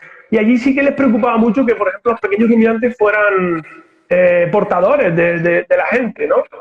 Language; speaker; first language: Spanish; native; Spanish